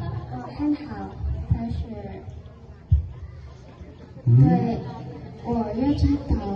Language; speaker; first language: Chinese; non-native, learner; Indonesian